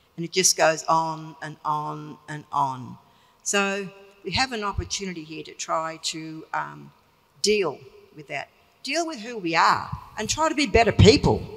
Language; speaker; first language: English; native; English